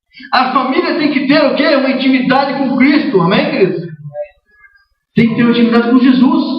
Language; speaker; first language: Portuguese; native; Portuguese